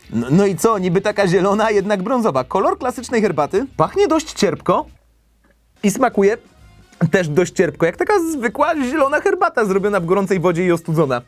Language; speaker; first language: Polish; native; Polish